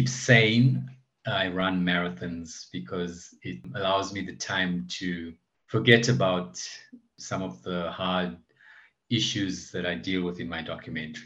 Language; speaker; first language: English; native; English